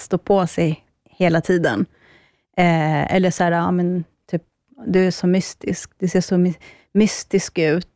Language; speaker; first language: Swedish; early bilingual, other home language; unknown